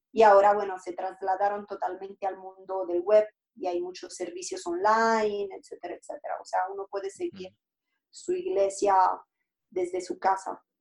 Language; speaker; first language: Spanish; non-native, fluent; Italian